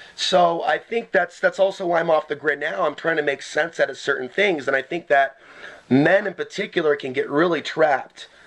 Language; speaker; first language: English; native; English